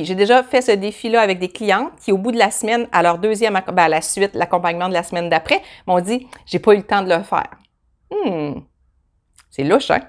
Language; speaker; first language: French; native; French